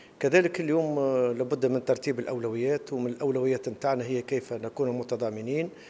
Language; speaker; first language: Arabic; native; Arabic